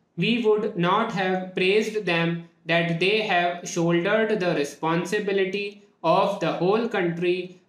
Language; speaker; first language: English; non-native, local second language; Hindi